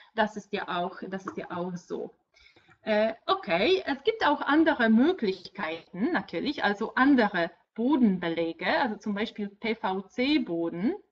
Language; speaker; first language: German; non-native, fluent; Polish